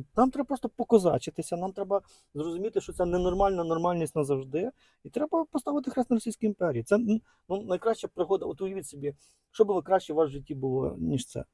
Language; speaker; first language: Ukrainian; native; Ukrainian